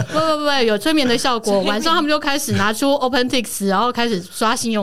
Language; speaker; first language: Chinese; native; Chinese